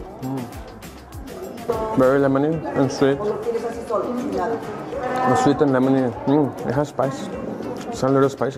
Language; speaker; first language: English; early bilingual, other home language; Spanish